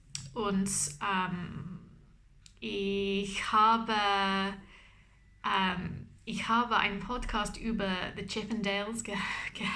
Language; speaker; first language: German; non-native, learner; English